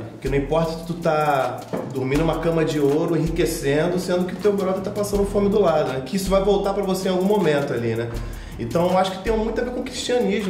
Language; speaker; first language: Portuguese; native; Portuguese